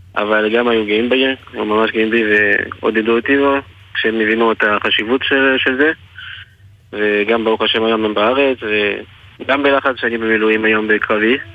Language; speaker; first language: Hebrew; non-native, fluent; French